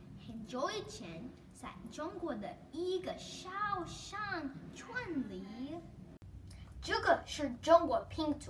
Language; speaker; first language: Chinese; non-native, learner; English